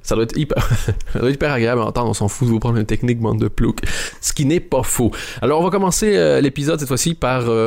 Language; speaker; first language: French; native; French